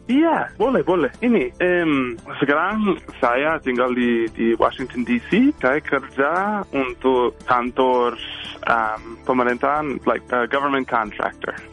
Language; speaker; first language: Indonesian; non-native, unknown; English